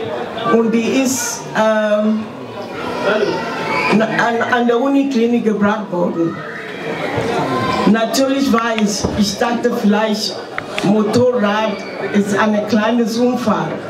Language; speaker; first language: German; non-native, fluent; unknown